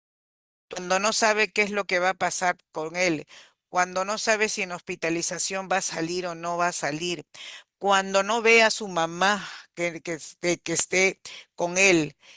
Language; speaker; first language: Spanish; native; Spanish